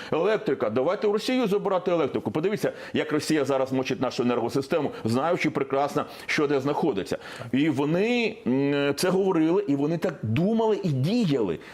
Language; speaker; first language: Ukrainian; non-native, local second language; Russian